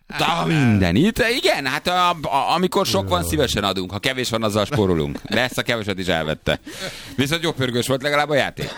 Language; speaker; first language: Hungarian; native; Hungarian